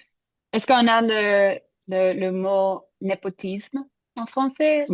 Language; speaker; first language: French; non-native, fluent; English